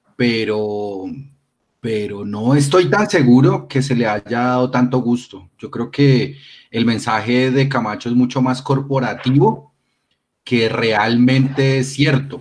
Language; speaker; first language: Spanish; native; Spanish